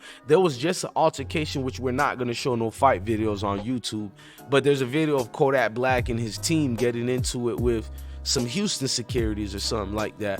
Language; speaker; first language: English; native; English